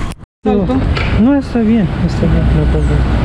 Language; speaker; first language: Spanish; non-native, learner; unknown